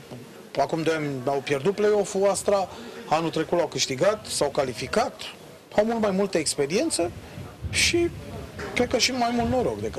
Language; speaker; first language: Romanian; native; Romanian